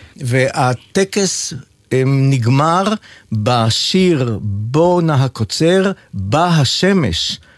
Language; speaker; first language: Hebrew; native; Hebrew